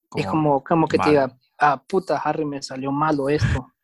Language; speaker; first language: Spanish; native; Spanish